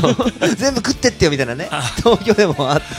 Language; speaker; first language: Japanese; native; Japanese